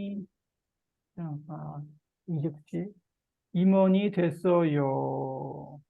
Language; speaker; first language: Korean; native; Korean